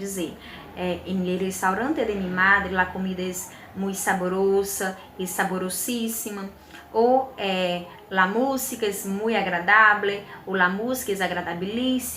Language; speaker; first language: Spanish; non-native, fluent; Portuguese